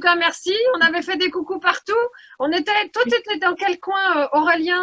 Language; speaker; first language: French; native; French